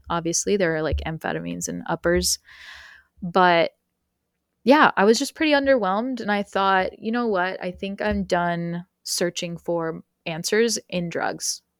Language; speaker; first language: English; early bilingual, other home language; Spanish